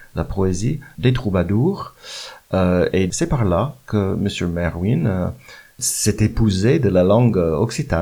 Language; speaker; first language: French; non-native, fluent; English